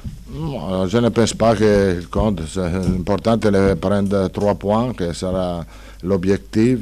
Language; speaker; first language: French; non-native, learner; Italian